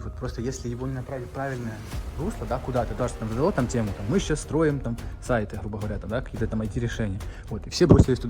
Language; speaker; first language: Russian; native; Russian